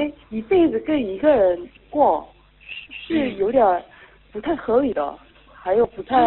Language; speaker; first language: Chinese; non-native, fluent; Korean